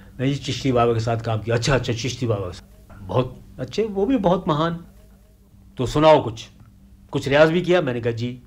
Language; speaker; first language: Hindi; non-native, local second language; Punjabi